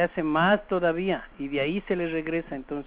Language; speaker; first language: Spanish; native; Spanish